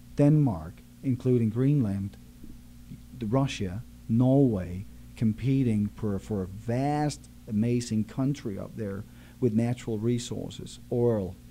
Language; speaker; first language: English; non-native, fluent; Danish